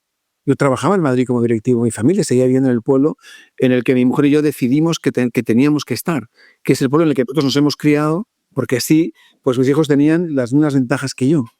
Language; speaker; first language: Spanish; native; Spanish